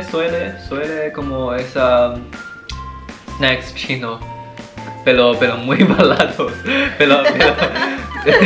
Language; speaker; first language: Spanish; non-native, learner; Chinese